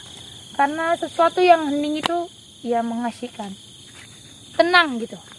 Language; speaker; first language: Indonesian; native; Indonesian